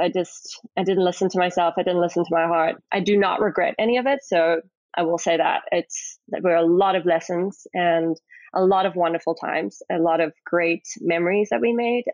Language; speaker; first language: English; native; English